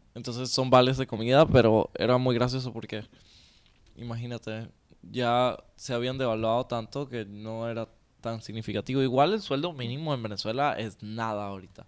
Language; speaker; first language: Spanish; native; Spanish